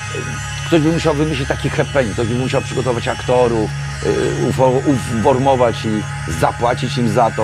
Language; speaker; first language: Polish; native; Polish